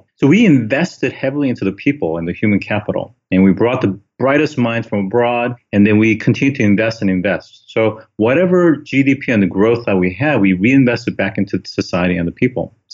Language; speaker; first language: English; early bilingual, other home language; Korean